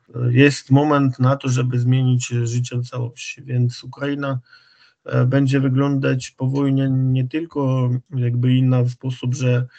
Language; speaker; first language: Polish; non-native, fluent; Ukrainian